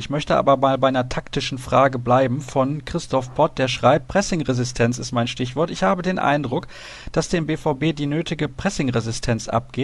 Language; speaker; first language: German; native; German